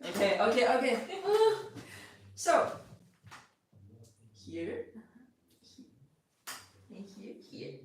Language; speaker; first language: English; non-native, fluent; Chinese